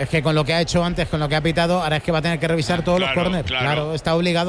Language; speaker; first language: Spanish; native; Spanish